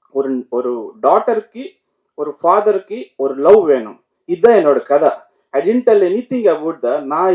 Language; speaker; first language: Tamil; non-native, learner; Telugu